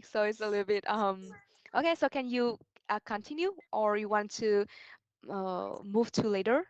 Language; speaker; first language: English; non-native, fluent; Vietnamese